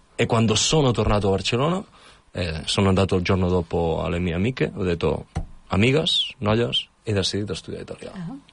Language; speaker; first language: Italian; non-native, fluent; Catalan